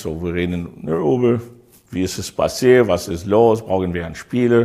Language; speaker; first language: German; non-native, learner; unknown